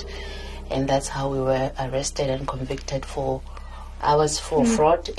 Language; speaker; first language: English; non-native, local second language; Southern Sotho